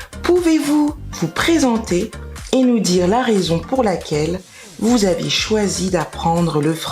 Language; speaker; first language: French; non-native, fluent; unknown